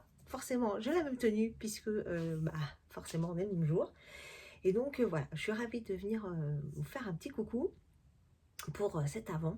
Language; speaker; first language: French; native; French